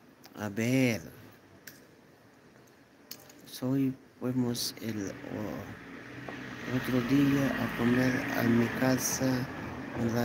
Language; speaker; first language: Spanish; non-native, learner; Iloko